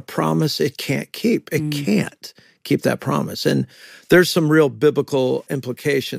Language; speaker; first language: English; native; English